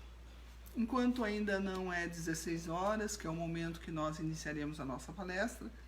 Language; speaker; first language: Portuguese; native; Portuguese